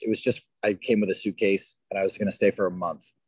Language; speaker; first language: English; native; English